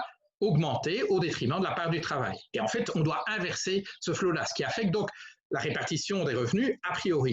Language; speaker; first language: French; native; French